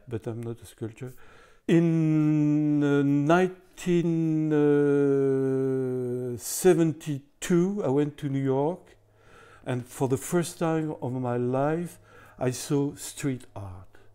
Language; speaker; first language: English; non-native, fluent; French